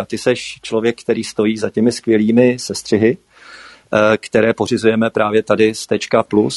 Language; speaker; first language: Czech; native; Czech